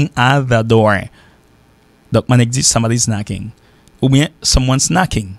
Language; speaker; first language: French; native; French